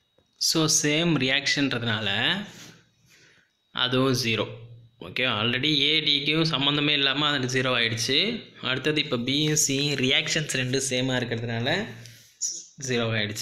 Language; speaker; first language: Tamil; native; Tamil